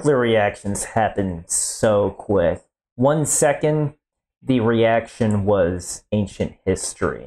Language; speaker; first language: English; native; English